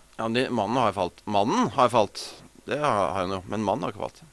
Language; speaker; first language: Norwegian; native; Norwegian